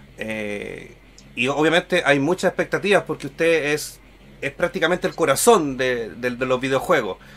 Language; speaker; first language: Spanish; native; Spanish